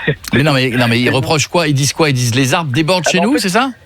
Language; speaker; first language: French; native; French